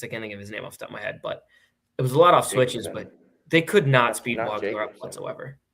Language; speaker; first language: English; native; English